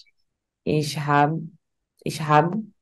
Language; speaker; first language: German; non-native, learner; Portuguese